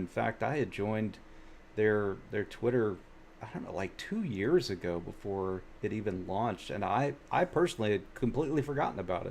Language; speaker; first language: English; native; English